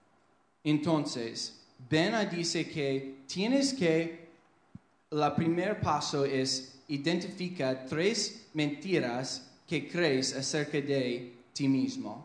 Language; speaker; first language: Spanish; non-native, fluent; English